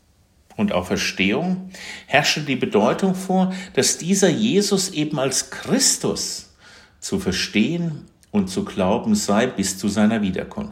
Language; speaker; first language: German; native; German